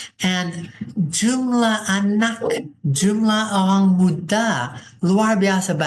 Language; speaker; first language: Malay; non-native, fluent; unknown